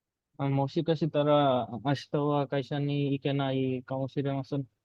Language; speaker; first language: Japanese; non-native, learner; Bangla